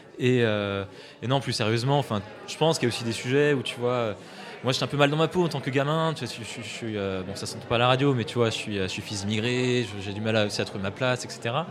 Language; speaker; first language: French; native; French